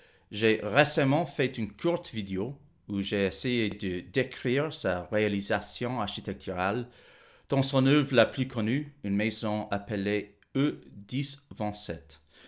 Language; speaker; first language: French; non-native, fluent; English